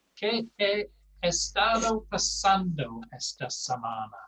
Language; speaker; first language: Spanish; non-native, fluent; English